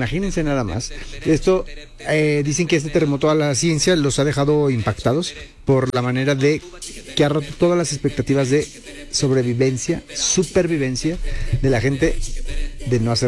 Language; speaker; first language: Spanish; native; Spanish